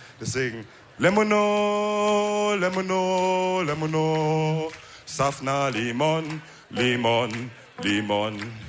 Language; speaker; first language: German; early bilingual, other home language; Wolof